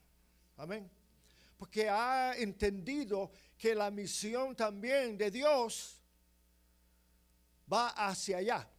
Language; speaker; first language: Spanish; non-native, fluent; English